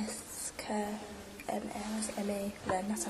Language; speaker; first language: French; non-native, learner; English